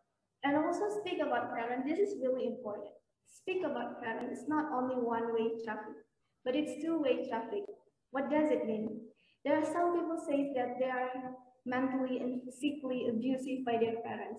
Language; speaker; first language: English; non-native, learner; Indonesian